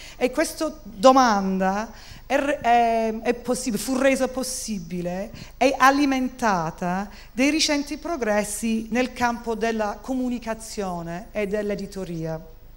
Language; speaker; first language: Italian; non-native, fluent; English